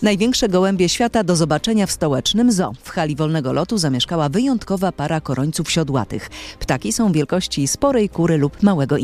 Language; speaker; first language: Polish; native; Polish